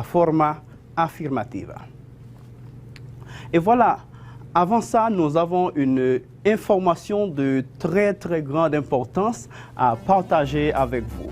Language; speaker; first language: French; non-native, fluent; Spanish